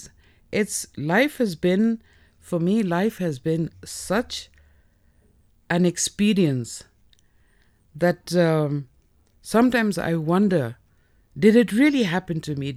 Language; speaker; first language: English; non-native, local second language; Nepali